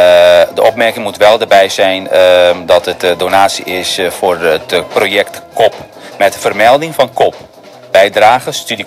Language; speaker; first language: Dutch; non-native, fluent; Spanish